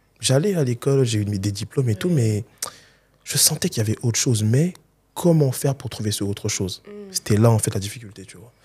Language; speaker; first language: French; early bilingual, other home language; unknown